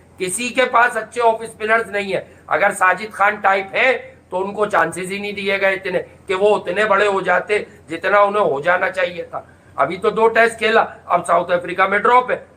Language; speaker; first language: Urdu; native; Urdu